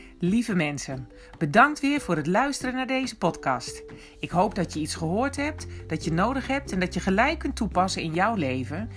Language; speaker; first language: Dutch; native; Dutch